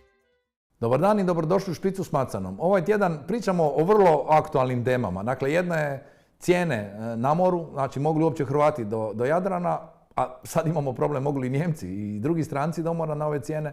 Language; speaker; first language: Croatian; native; Croatian